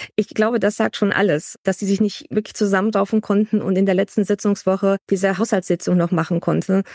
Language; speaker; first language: German; early bilingual, other home language; Romanian